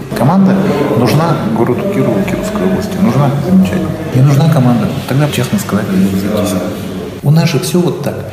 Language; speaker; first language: Russian; native; Russian